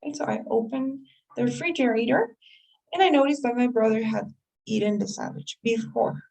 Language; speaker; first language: English; non-native, fluent; Spanish